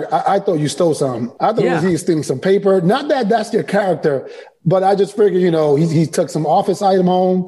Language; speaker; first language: English; early bilingual, other home language; Spanish